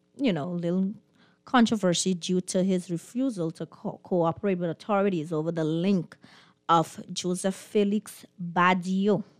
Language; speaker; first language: English; non-native, fluent; Haitian Creole